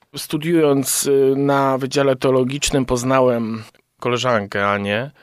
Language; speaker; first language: Polish; native; Polish